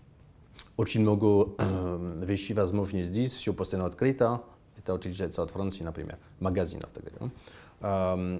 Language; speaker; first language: Russian; non-native, fluent; French